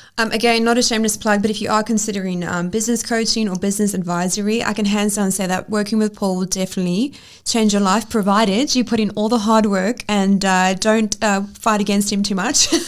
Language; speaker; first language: English; native; English